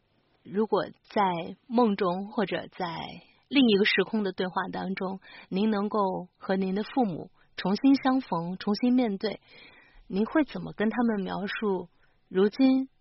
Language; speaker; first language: Chinese; native; Chinese